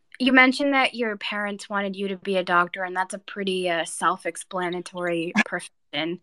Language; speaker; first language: English; non-native, fluent; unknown